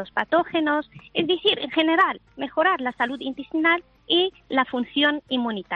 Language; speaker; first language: Spanish; non-native, fluent; Arabic